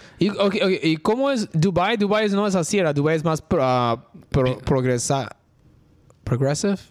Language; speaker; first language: Spanish; early bilingual, heritage; Spanish